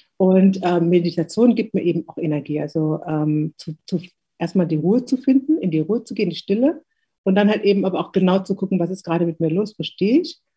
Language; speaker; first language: German; early bilingual, other home language; Tigrinya